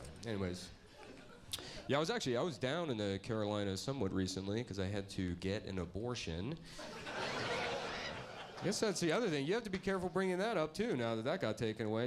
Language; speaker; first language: English; native; English